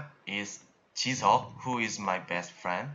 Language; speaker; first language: English; non-native, learner; Korean